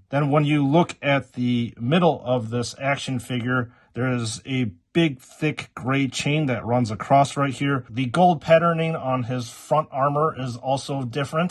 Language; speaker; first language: English; native; English